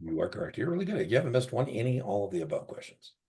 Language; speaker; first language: English; native; English